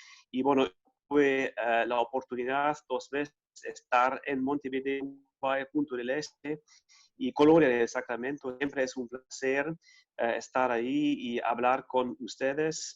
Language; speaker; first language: Spanish; non-native, fluent; German